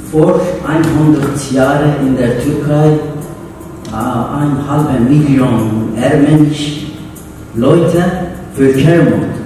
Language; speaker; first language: German; non-native, learner; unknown